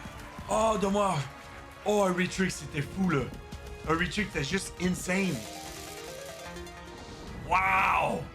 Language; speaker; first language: French; native; French